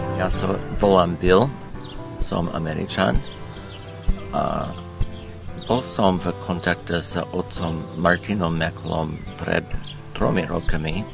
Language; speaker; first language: Slovak; non-native, learner; English